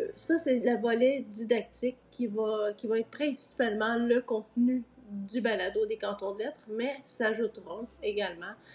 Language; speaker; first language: French; native; French